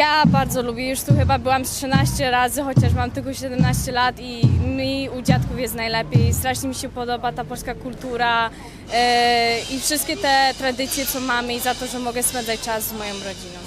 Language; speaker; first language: Polish; early bilingual, heritage; Polish